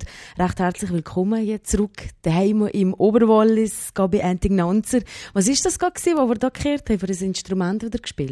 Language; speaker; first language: German; native; German